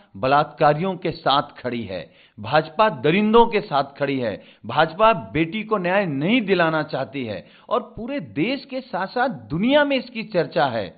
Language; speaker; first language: Hindi; native; Hindi